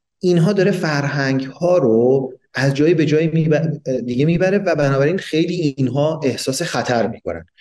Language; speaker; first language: Persian; native; Persian